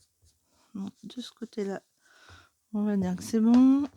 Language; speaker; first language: French; native; French